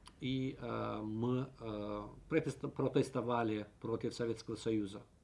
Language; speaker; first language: Russian; non-native, local second language; Azerbaijani